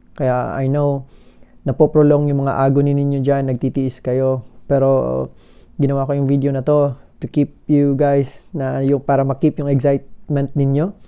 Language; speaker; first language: Filipino; native; Filipino